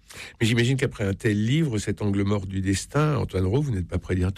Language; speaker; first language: French; native; French